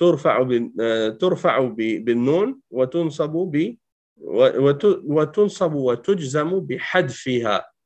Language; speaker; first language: Arabic; non-native, fluent; French